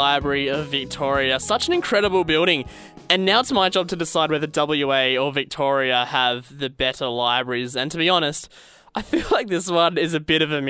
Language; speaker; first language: English; native; English